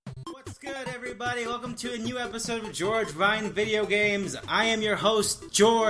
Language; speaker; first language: English; native; English